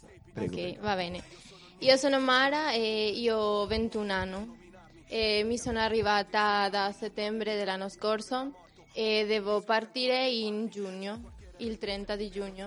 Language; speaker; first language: Italian; non-native, learner; Spanish